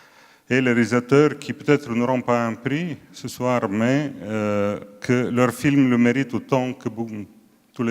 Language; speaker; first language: French; non-native, fluent; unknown